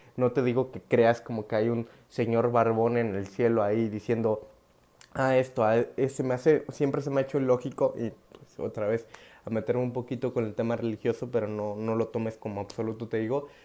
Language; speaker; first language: Spanish; native; Spanish